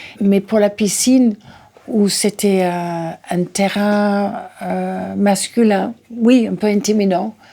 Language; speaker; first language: French; non-native, fluent; English